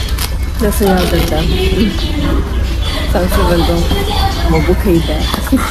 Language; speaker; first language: Chinese; non-native, learner; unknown